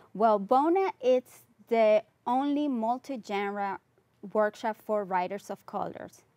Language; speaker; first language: English; non-native, fluent; Spanish